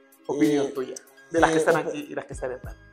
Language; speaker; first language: Spanish; native; Spanish